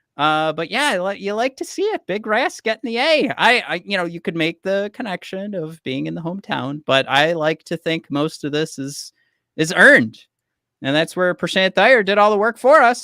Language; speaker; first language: English; native; English